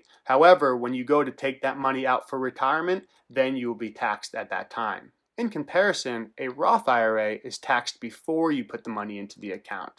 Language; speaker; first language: English; native; English